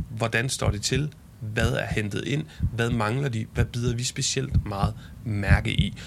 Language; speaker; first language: Danish; native; Danish